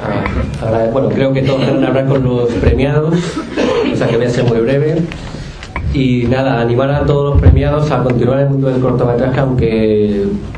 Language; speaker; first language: Spanish; native; Spanish